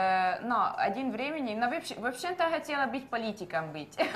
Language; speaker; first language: Russian; non-native, learner; Hungarian